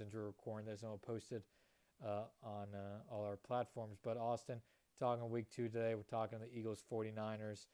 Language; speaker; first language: English; native; English